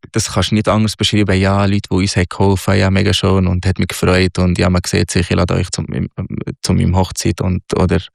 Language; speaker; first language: German; non-native, learner; Arabic